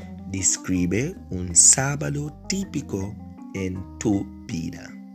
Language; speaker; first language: Spanish; non-native, fluent; English